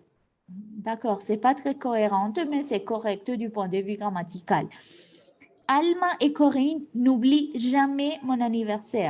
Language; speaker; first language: French; non-native, fluent; Spanish